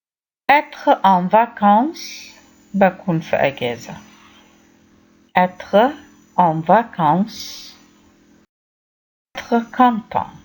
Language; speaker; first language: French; non-native, fluent; Arabic